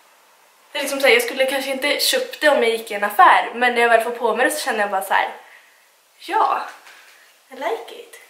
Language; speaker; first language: Swedish; native; Swedish